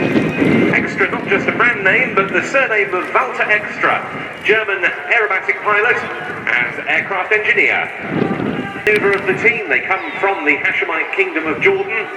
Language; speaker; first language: English; native; English